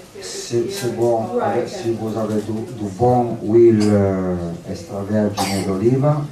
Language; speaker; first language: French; non-native, learner; Italian